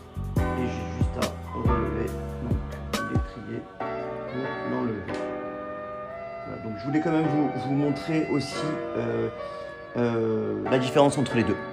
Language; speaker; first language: French; native; French